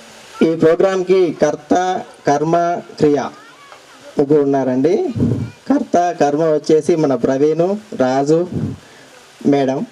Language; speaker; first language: Telugu; native; Telugu